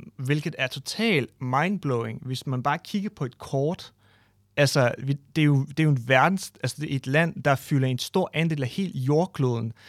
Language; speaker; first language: Danish; non-native, fluent; Ukrainian